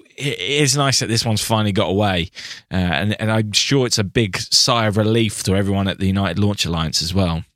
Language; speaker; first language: English; native; English